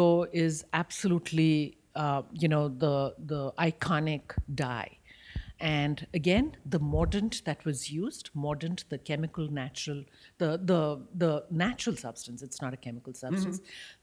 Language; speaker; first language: English; non-native, local second language; Bangla